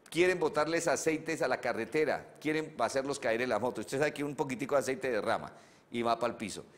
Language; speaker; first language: Spanish; native; Spanish